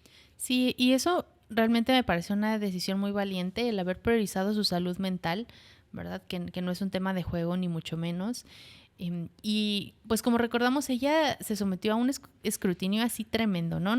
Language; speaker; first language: Spanish; native; Spanish